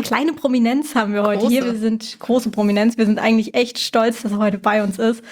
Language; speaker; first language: German; native; German